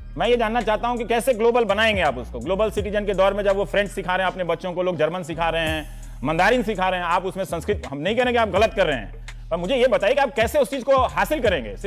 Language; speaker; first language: Hindi; non-native, local second language; Bhojpuri